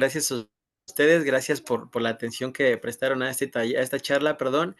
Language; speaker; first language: Spanish; native; Spanish